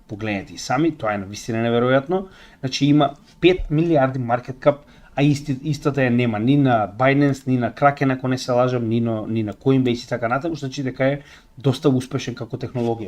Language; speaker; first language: Macedonian; native; Macedonian